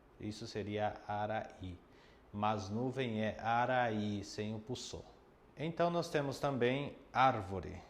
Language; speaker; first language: Portuguese; non-native, fluent; Guarani